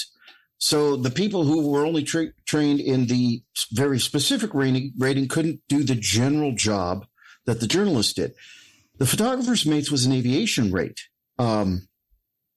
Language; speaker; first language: English; native; English